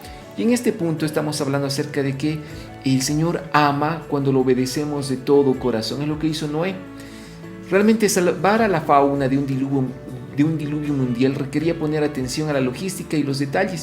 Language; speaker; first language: Spanish; native; Spanish